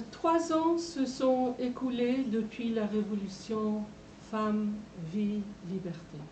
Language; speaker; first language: French; non-native, fluent; Persian